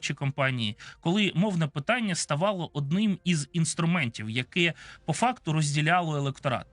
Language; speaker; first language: Ukrainian; non-native, local second language; Russian